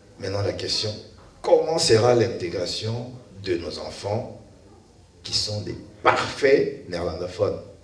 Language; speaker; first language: French; non-native, local second language; Lingala